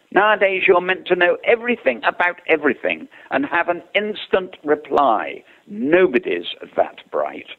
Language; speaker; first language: English; native; English